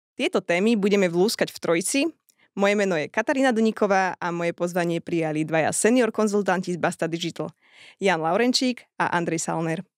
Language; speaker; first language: Slovak; native; Slovak